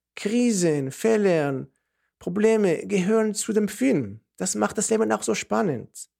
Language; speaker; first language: German; non-native, fluent; Hebrew